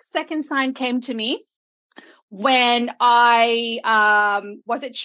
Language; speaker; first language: English; native; English